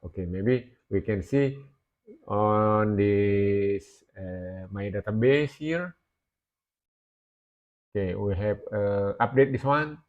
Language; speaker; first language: English; non-native, learner; Indonesian